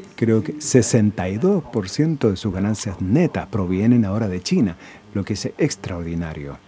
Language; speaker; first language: Spanish; non-native, fluent; English